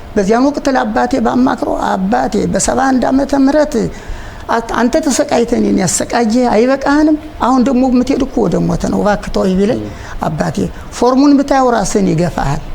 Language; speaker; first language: Amharic; native; Amharic